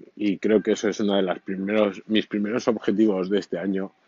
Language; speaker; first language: Spanish; native; Spanish